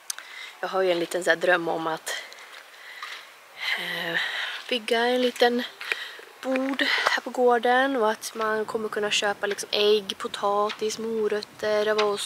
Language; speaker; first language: Swedish; native; Swedish